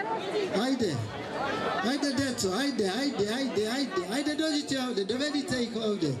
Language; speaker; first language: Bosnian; non-native, fluent; Swahili